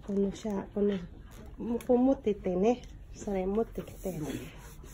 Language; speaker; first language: Japanese; non-native, fluent; Filipino